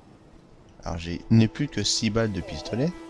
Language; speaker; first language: French; native; French